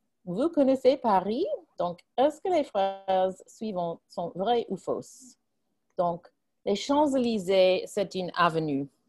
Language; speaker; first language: French; non-native, fluent; English